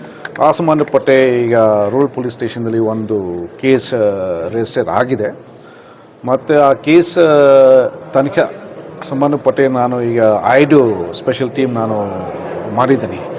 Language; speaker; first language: Kannada; non-native, fluent; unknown